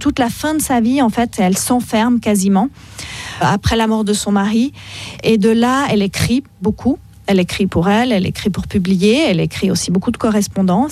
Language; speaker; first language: French; native; French